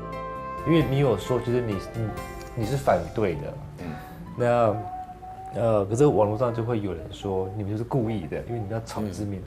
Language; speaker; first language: Chinese; native; Chinese